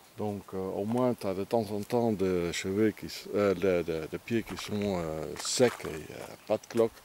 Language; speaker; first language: French; non-native, fluent; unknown